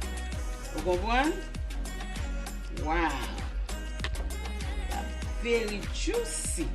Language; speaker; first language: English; non-native, learner; Haitian Creole